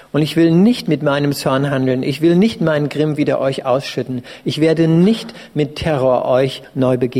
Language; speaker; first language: German; native; German